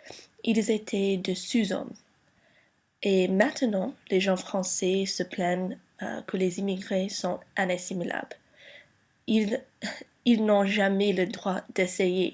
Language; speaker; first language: French; non-native, learner; English